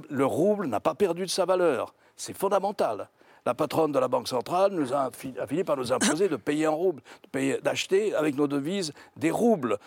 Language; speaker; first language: French; native; French